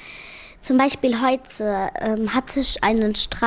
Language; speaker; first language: German; early bilingual, other home language; Arabic